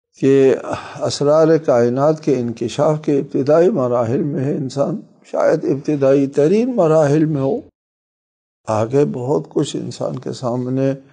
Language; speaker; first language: Urdu; non-native, local second language; Balti